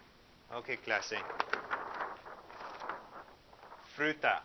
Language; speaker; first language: Spanish; non-native, fluent; English